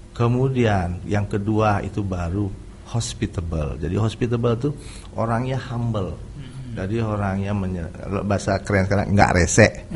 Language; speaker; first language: Indonesian; non-native, local second language; Balinese